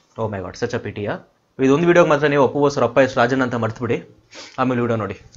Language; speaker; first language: Kannada; non-native, local second language; Telugu